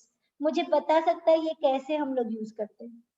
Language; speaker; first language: Hindi; native; Hindi